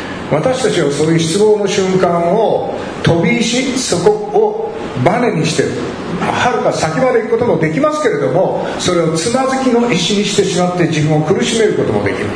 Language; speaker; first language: Japanese; native; Japanese